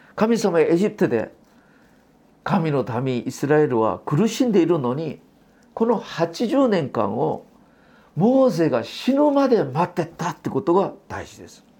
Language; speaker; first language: Japanese; non-native, fluent; Korean